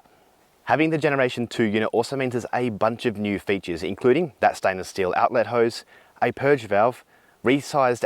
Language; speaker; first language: English; native; English